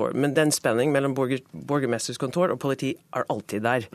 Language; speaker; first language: Norwegian; non-native, fluent; English